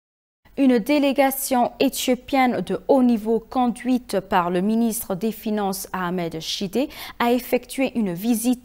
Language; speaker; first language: French; non-native, fluent; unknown